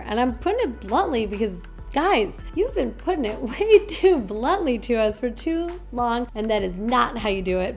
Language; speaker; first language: English; native; English